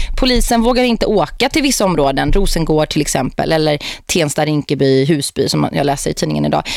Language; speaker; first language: Swedish; native; Swedish